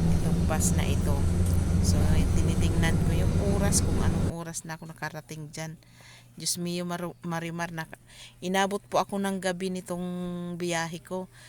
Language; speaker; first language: Filipino; native; Filipino